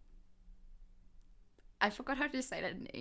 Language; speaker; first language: English; non-native, fluent; German